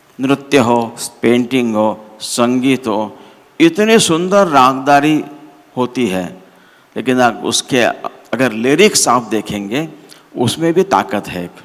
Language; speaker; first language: Hindi; non-native, local second language; Marathi